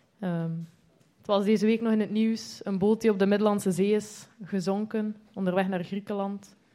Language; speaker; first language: Dutch; native; Dutch